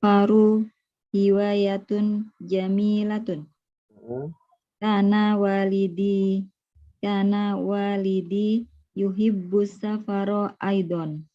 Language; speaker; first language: Arabic; non-native, learner; Indonesian